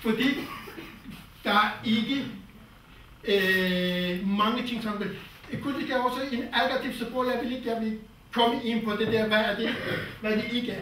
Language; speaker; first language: Danish; non-native, fluent; Kurdish